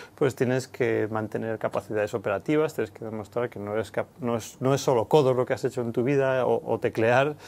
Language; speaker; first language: Spanish; native; Spanish